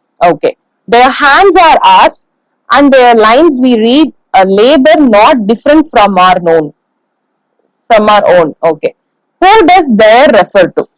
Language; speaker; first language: English; non-native, local second language; Tamil